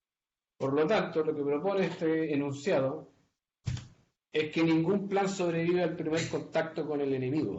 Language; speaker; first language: Spanish; native; Spanish